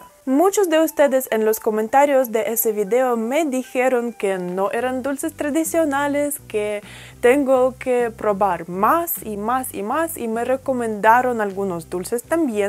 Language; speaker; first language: Spanish; non-native, fluent; Russian